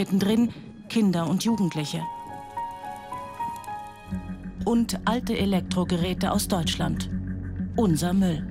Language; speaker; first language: German; native; German